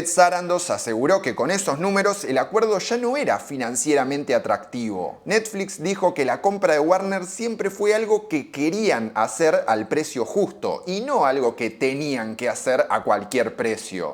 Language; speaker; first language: Spanish; native; Spanish